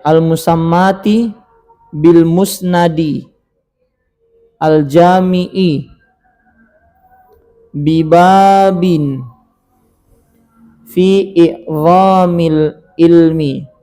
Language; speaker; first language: Arabic; non-native, fluent; Indonesian